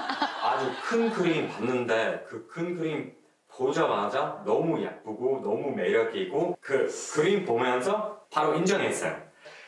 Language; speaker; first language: Korean; non-native, fluent; English